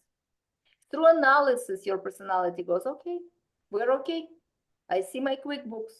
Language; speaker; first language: English; non-native, fluent; Russian